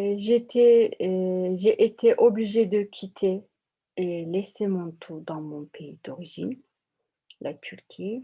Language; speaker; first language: French; non-native, learner; Turkish